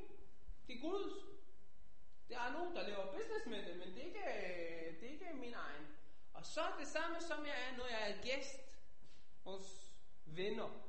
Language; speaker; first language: Danish; non-native, fluent; Hebrew